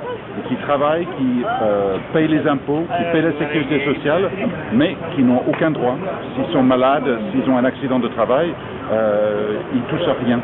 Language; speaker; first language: French; non-native, fluent; English